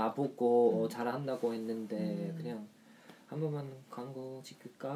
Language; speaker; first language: Korean; non-native, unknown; German